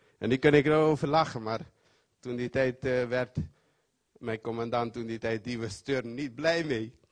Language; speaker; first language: Dutch; non-native, fluent; Papiamento